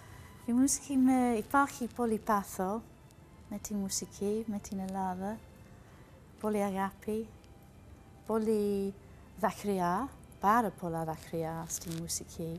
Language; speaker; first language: Greek; non-native, learner; English